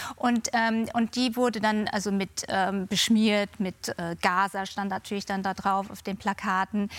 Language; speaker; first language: German; native; German